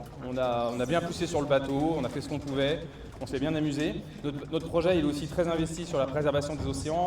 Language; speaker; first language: French; native; French